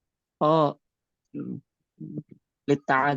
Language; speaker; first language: Arabic; non-native, learner; Indonesian